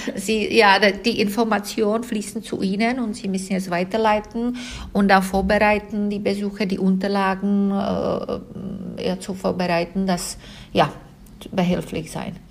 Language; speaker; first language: German; non-native, fluent; Czech